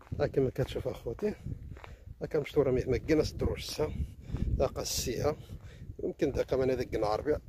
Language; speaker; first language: Arabic; native; Arabic